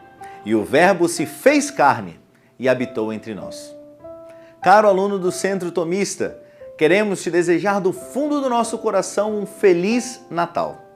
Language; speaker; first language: Portuguese; native; Portuguese